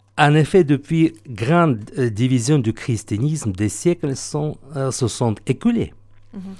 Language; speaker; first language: French; non-native, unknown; Russian